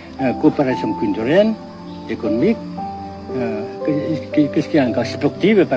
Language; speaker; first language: French; non-native, fluent; Vietnamese